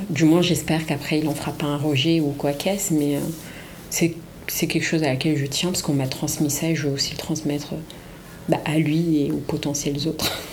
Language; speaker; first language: French; early bilingual, other home language; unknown